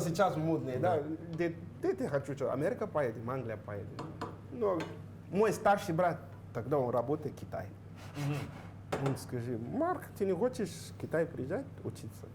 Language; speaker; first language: Russian; non-native, learner; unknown